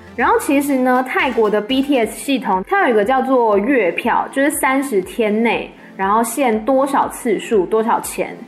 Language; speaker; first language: Chinese; native; Chinese